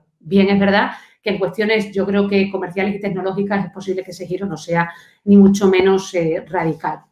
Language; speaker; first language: Spanish; native; Spanish